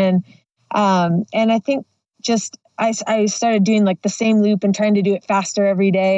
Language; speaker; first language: English; native; English